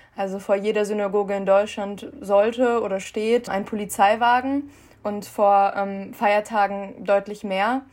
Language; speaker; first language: German; native; German